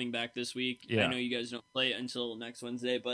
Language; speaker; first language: English; native; English